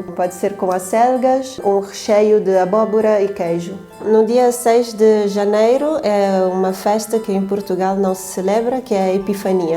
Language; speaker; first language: Portuguese; non-native, fluent; Italian